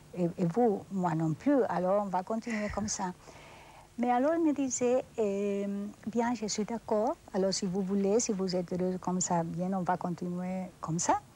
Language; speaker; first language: French; non-native, fluent; Spanish